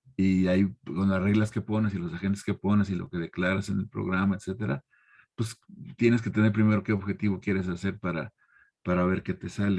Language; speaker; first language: Spanish; native; Spanish